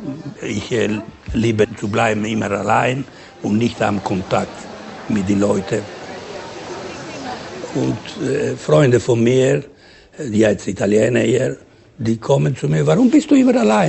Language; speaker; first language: German; non-native, learner; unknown